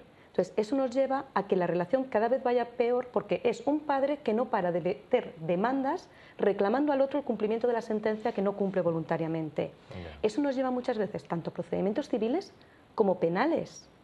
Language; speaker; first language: Spanish; native; Spanish